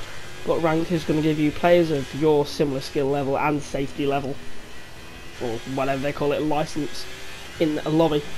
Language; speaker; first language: English; native; English